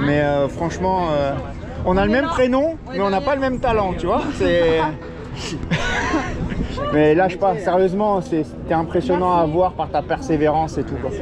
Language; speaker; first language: French; native; French